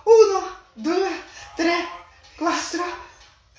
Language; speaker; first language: Italian; non-native, learner; Russian